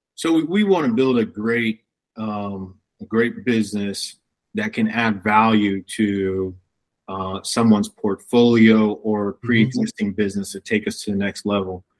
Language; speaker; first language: English; native; English